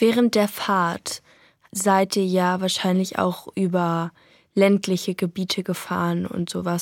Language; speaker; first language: German; native; German